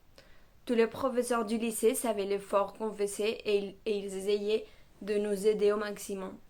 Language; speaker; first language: French; non-native, fluent; Spanish